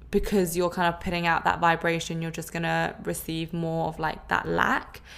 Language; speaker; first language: English; native; English